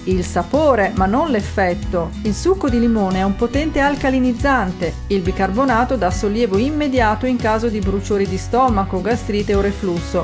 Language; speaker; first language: Italian; native; Italian